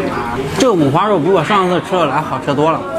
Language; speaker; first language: Chinese; native; Chinese